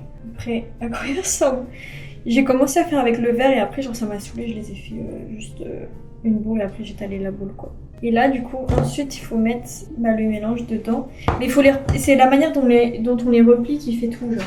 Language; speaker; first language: French; native; French